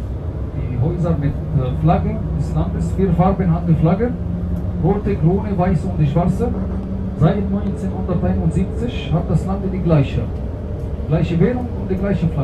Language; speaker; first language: German; non-native, fluent; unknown